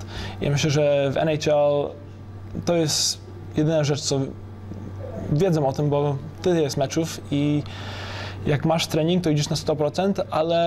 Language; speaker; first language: Polish; early bilingual, heritage; English